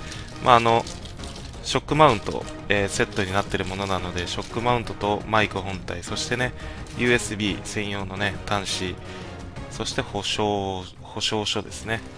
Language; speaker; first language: Japanese; native; Japanese